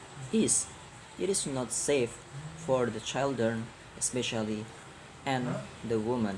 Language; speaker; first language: English; non-native, learner; Indonesian